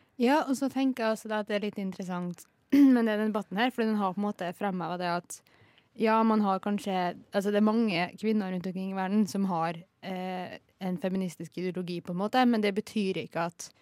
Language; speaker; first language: Norwegian; native; Norwegian